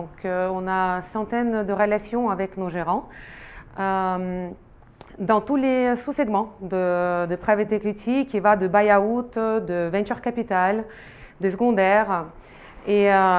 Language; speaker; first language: French; non-native, fluent; Russian